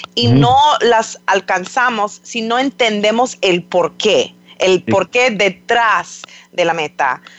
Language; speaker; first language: Spanish; non-native, fluent; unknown